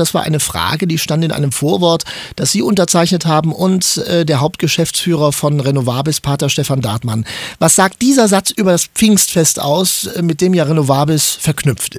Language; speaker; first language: German; native; German